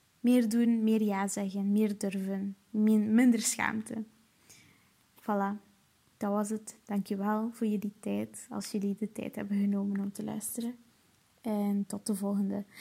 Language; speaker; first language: Dutch; early bilingual, other home language; Portuguese